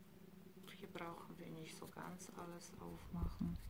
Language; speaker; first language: German; non-native, fluent; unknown